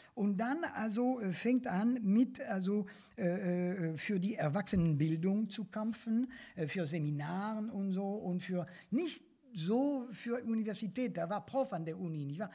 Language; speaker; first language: German; non-native, fluent; French